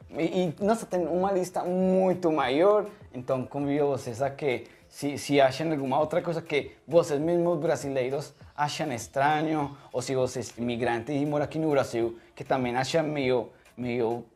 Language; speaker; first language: Portuguese; non-native, learner; Spanish